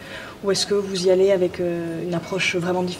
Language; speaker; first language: French; native; French